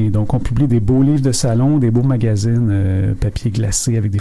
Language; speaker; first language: French; native; French